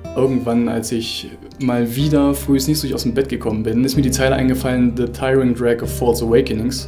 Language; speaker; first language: German; native; German